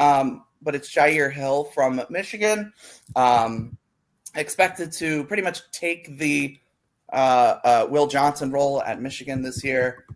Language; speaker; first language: English; native; English